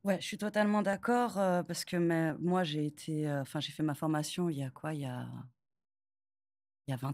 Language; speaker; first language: French; native; French